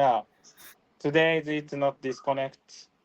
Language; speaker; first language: English; non-native, learner; Japanese